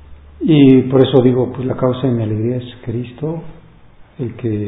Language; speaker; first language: Spanish; native; Spanish